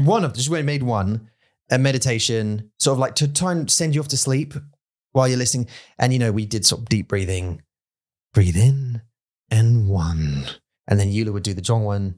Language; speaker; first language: English; native; English